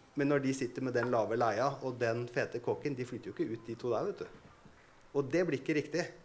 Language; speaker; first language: Norwegian; native; Norwegian